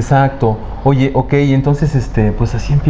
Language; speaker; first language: Spanish; native; Spanish